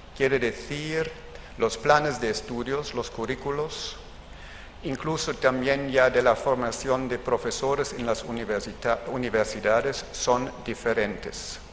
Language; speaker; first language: Spanish; non-native, fluent; German